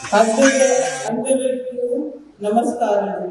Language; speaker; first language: Telugu; non-native, learner; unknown